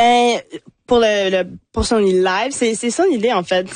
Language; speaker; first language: French; native; French